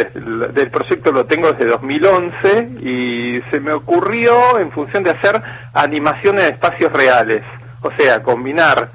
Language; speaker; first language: Spanish; native; Spanish